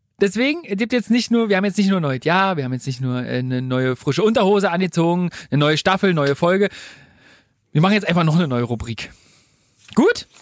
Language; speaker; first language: German; native; German